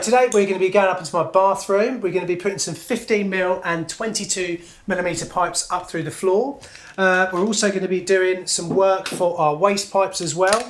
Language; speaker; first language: English; native; English